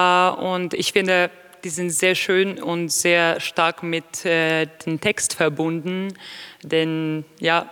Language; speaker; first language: German; non-native, fluent; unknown